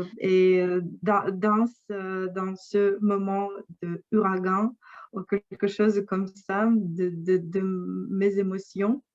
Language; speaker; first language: French; non-native, fluent; Russian